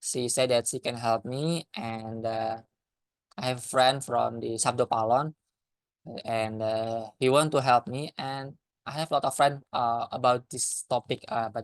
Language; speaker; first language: English; non-native, learner; Indonesian